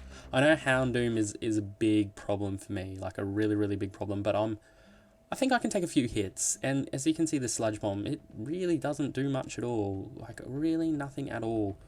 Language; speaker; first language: English; native; English